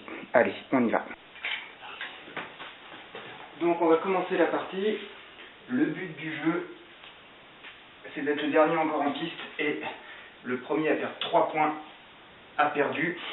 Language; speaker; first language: French; native; French